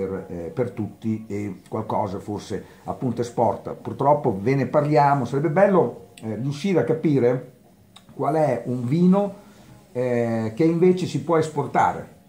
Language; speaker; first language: Italian; native; Italian